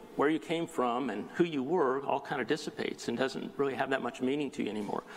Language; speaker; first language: English; native; English